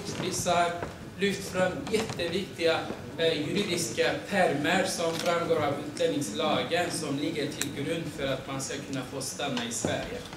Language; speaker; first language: Swedish; non-native, fluent; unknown